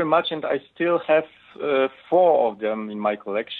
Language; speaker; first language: English; non-native, fluent; Polish